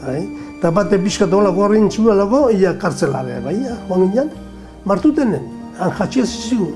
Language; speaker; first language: Basque; native; Basque